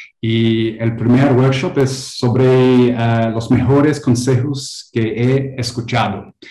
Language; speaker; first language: Spanish; non-native, learner; English